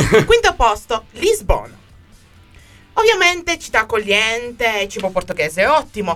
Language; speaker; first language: Italian; native; Italian